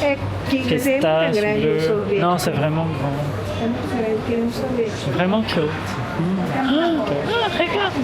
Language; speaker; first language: French; non-native, fluent; Portuguese